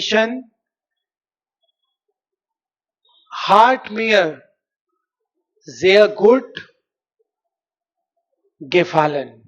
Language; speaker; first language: German; non-native, fluent; Hindi